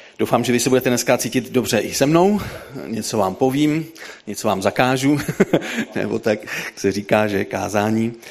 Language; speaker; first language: Czech; native; Czech